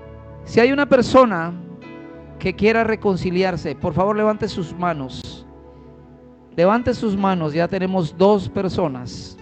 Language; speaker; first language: Spanish; native; Spanish